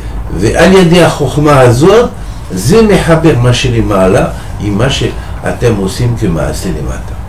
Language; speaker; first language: Hebrew; non-native, fluent; French